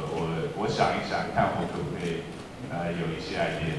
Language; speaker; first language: Chinese; early bilingual, heritage; English